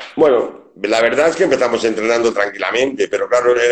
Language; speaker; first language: Spanish; native; Spanish